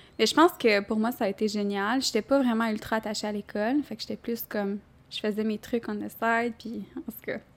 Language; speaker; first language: French; native; French